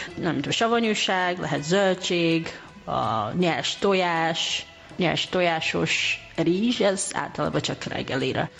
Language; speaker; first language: Hungarian; non-native, learner; Japanese